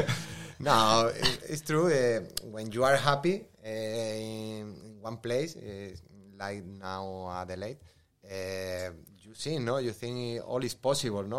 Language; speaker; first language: English; non-native, learner; Spanish